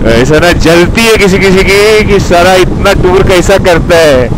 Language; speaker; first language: Hindi; non-native, local second language; Marathi